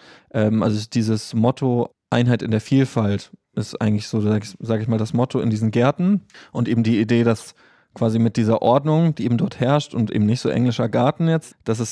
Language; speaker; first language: German; native; German